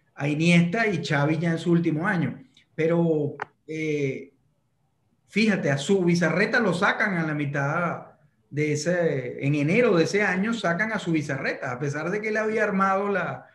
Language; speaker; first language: Spanish; native; Spanish